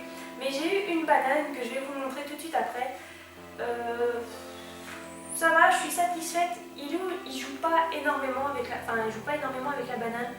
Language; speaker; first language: French; native; French